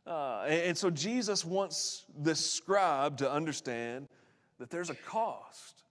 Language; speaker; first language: English; native; English